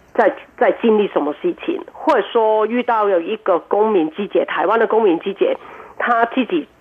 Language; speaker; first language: Chinese; non-native, local second language; Cantonese